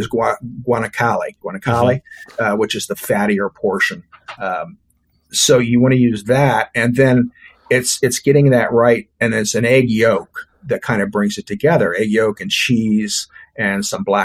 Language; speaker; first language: English; native; English